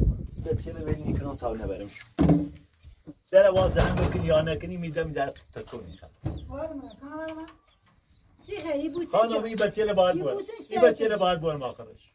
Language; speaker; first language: Persian; non-native, local second language; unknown